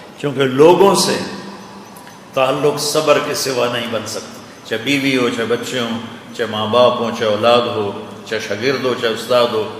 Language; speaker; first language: Urdu; non-native, local second language; Punjabi